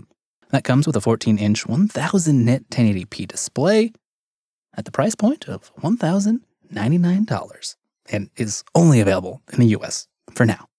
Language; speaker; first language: English; native; English